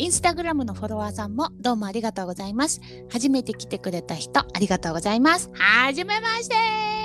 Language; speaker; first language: Japanese; native; Japanese